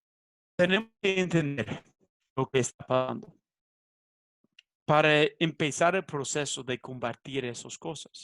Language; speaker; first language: Spanish; non-native, fluent; English